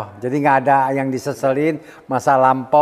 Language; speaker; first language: Indonesian; native; Indonesian